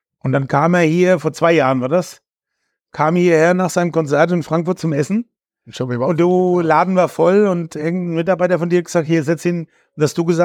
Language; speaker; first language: German; native; German